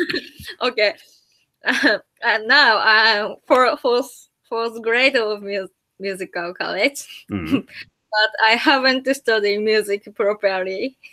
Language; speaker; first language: English; non-native, learner; Japanese